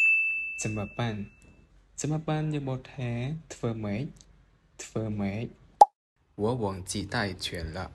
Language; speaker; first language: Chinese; non-native, fluent; Khmer